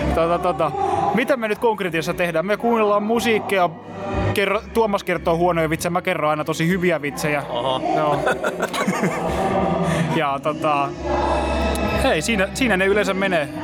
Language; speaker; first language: Finnish; native; Finnish